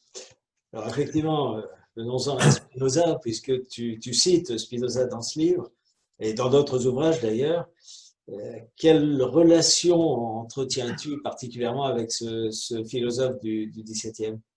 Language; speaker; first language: French; native; French